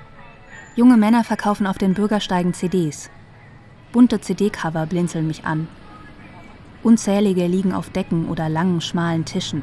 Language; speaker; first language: German; native; German